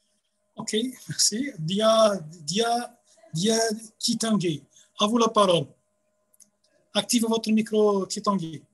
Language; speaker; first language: French; non-native, local second language; Arabic